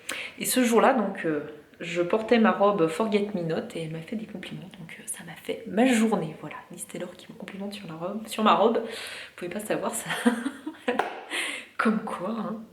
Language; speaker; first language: French; native; French